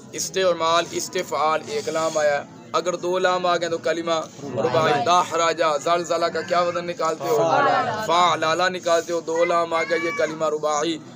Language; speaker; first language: Urdu; non-native, local second language; Punjabi